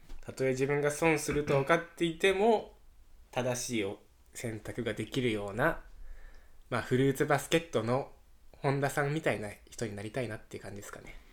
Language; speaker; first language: Japanese; native; Japanese